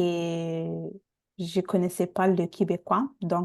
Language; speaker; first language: French; non-native, fluent; Bangla